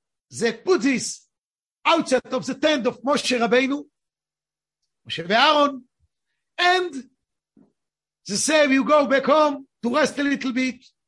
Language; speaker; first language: English; non-native, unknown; Hebrew